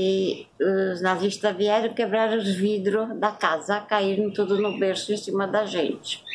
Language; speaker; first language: Portuguese; early bilingual, other home language; German